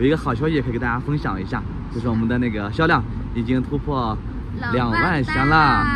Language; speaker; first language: Chinese; native; Chinese